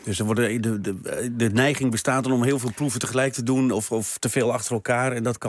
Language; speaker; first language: Dutch; native; Dutch